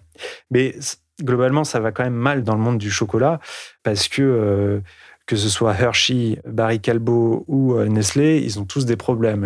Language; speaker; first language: French; native; French